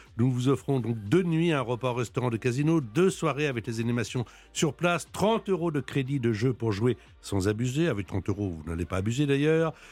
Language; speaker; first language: French; native; French